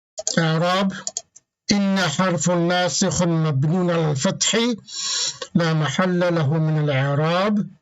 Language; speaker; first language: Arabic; non-native, fluent; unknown